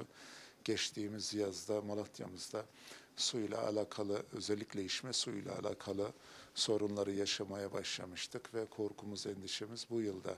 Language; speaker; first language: Turkish; native; Turkish